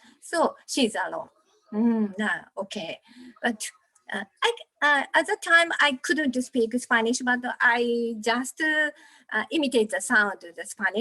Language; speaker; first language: English; non-native, learner; Japanese